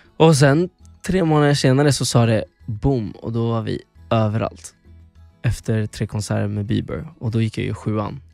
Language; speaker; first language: Swedish; early bilingual, other home language; Spanish